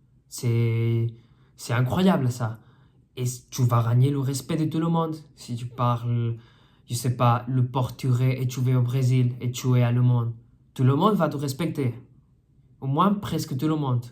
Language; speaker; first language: French; non-native, fluent; Spanish